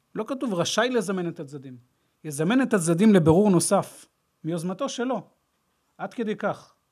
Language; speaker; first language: Hebrew; native; Hebrew